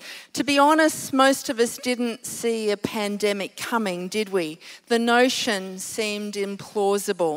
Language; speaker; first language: English; native; English